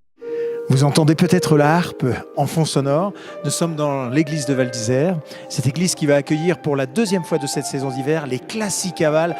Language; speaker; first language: French; native; French